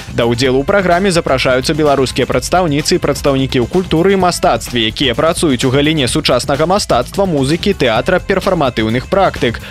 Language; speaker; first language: Belarusian; native; Belarusian